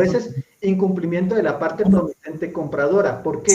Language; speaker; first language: Spanish; native; Spanish